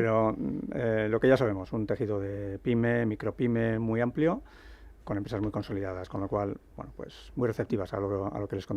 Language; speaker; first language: Spanish; native; Spanish